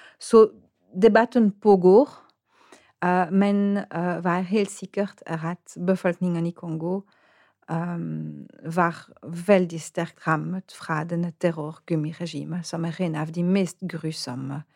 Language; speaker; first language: Norwegian; non-native, fluent; French